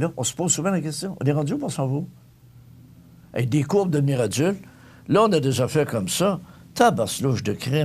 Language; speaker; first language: French; native; French